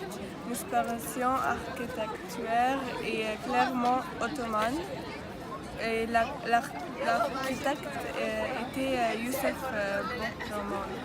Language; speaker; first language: French; non-native, learner; Arabic